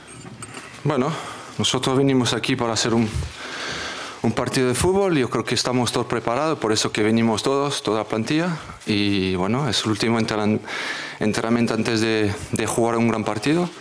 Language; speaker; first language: Spanish; non-native, fluent; French